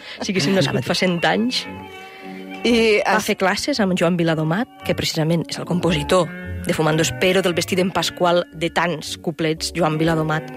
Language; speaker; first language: Catalan; native; Catalan